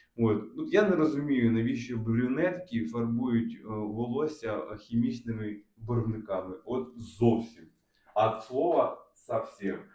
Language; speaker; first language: Ukrainian; non-native, local second language; Russian